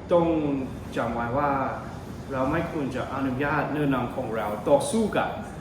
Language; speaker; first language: Thai; non-native, fluent; English